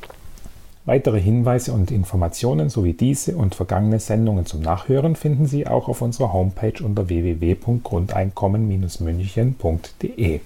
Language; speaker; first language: German; native; German